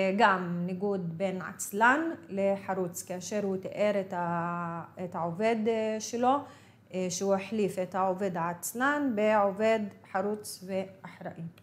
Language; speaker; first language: Hebrew; non-native, local second language; Arabic